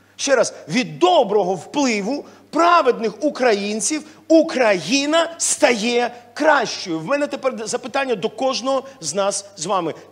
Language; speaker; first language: Ukrainian; non-native, local second language; Russian